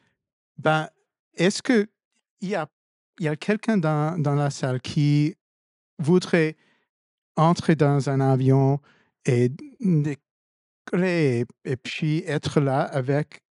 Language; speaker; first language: French; non-native, fluent; English